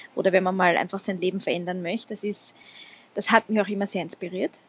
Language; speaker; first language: German; native; German